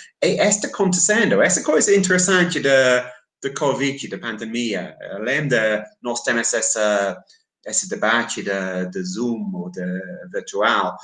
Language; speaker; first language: Portuguese; non-native, fluent; English